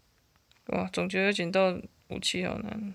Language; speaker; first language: Chinese; native; Chinese